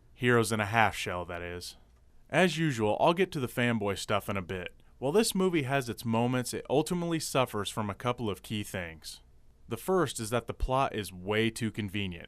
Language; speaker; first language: English; native; English